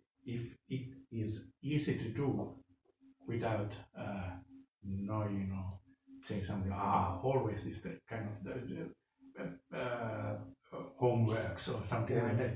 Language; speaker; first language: English; non-native, fluent; Finnish